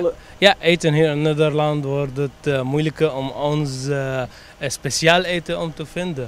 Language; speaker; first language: Dutch; non-native, learner; Arabic